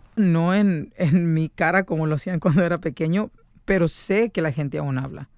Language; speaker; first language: Spanish; native; Spanish